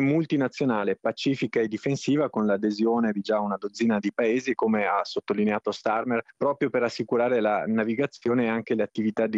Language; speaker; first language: Italian; native; Italian